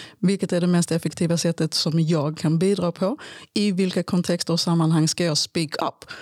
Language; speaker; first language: Swedish; early bilingual, other home language; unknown